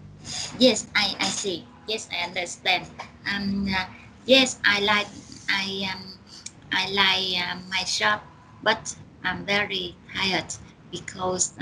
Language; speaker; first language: English; non-native, learner; Vietnamese